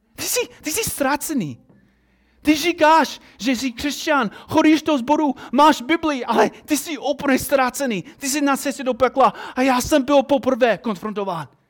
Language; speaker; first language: Czech; non-native, fluent; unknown